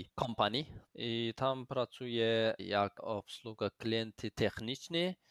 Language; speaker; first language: Polish; non-native, learner; Azerbaijani